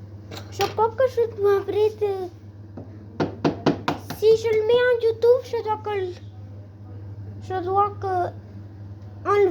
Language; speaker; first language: French; non-native, learner; Spanish